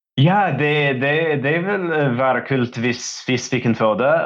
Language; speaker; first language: Norwegian; non-native, learner; English